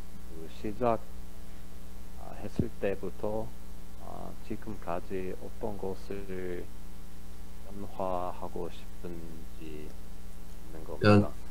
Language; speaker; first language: Korean; early bilingual, heritage; English